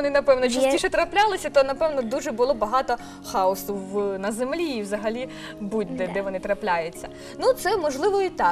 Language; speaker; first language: Ukrainian; native; Ukrainian